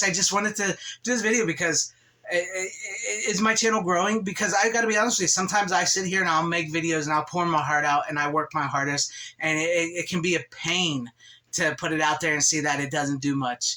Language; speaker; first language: English; native; English